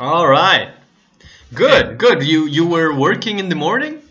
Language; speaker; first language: English; non-native, fluent; Spanish